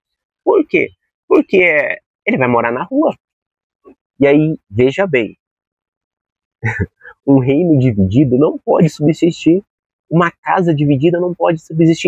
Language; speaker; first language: Portuguese; native; Portuguese